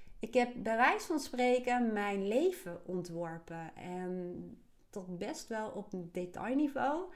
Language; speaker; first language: Dutch; native; Dutch